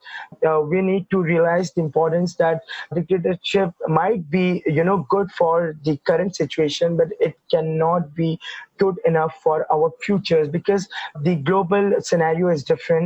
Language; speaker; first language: English; non-native, local second language; Urdu